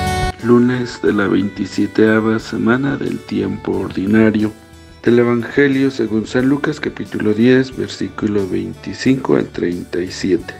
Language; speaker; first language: Spanish; native; Spanish